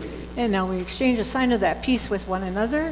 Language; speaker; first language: English; native; English